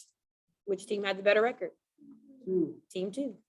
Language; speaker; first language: English; native; English